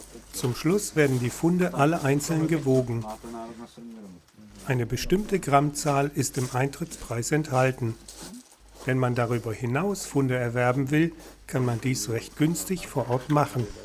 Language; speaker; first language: German; native; German